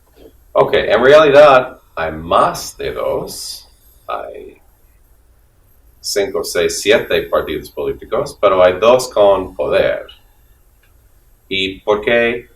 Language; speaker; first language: Spanish; non-native, fluent; English